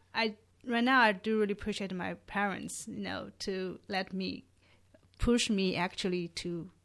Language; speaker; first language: English; non-native, fluent; Chinese